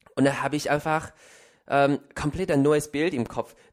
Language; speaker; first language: German; non-native, fluent; Chinese